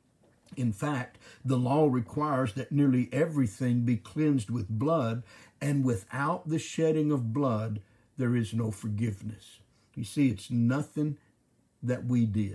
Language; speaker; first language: English; native; English